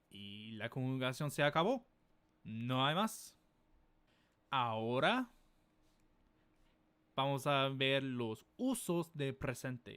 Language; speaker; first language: Spanish; non-native, fluent; English